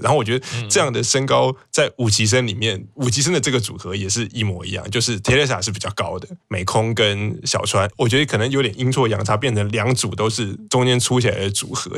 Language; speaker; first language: Chinese; native; Chinese